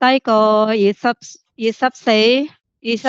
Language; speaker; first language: Cantonese; non-native, learner; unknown